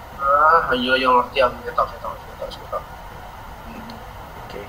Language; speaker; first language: Indonesian; native; Indonesian